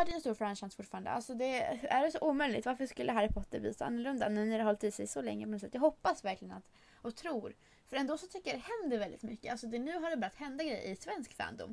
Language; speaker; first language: Swedish; native; Swedish